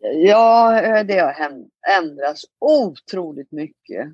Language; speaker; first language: Swedish; native; Swedish